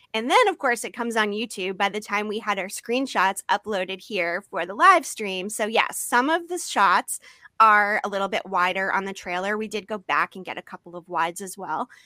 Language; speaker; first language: English; native; English